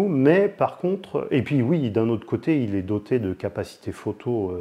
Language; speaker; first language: French; native; French